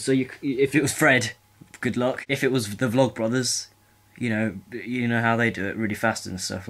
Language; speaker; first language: English; native; English